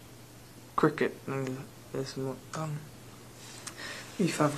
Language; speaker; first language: Spanish; non-native, learner; English